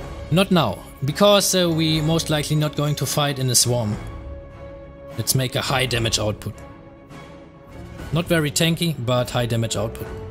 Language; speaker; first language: English; non-native, fluent; German